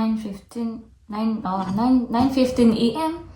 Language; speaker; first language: English; non-native, learner; Indonesian